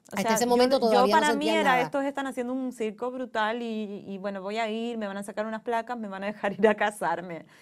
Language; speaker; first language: Spanish; native; Spanish